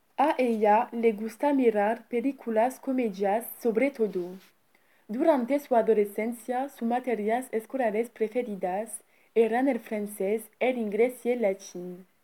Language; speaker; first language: Spanish; non-native, learner; French